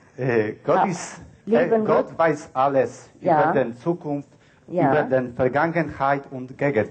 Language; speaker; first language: German; non-native, learner; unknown